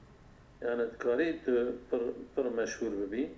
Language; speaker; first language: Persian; non-native, learner; Kurdish